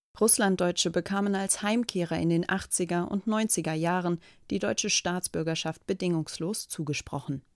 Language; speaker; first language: German; native; German